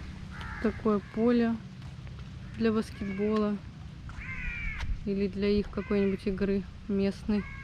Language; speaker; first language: Russian; native; Russian